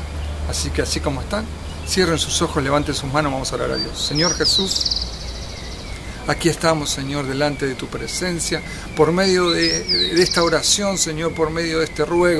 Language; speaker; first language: Spanish; native; Spanish